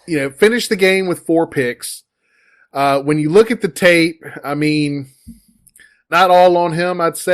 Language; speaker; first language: English; native; English